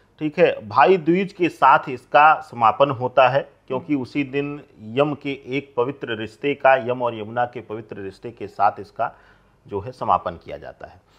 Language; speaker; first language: Hindi; native; Hindi